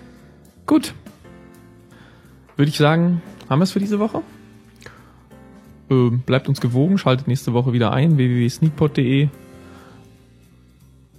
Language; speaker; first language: German; native; German